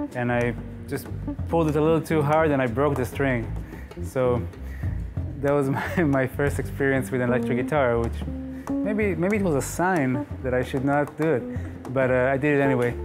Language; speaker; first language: English; non-native, fluent; Hebrew